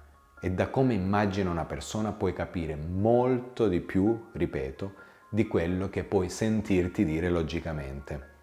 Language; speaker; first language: Italian; native; Italian